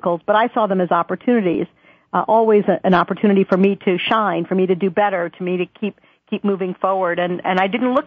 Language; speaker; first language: English; native; English